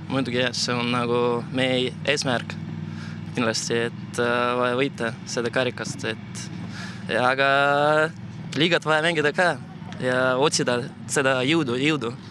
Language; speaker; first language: Estonian; non-native, local second language; Russian